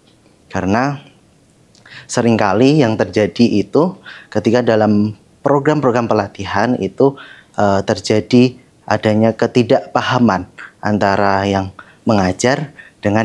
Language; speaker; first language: Indonesian; non-native, local second language; Javanese